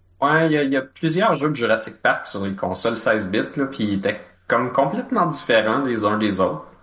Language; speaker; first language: French; native; French